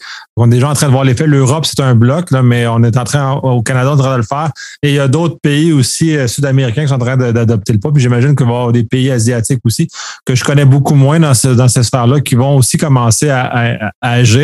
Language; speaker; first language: French; native; French